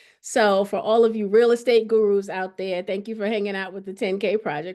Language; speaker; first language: English; native; English